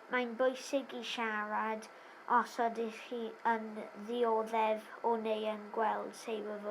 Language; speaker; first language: Welsh; non-native, local second language; English